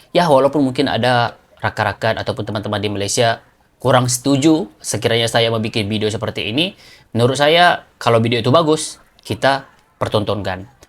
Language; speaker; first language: Malay; native; Malay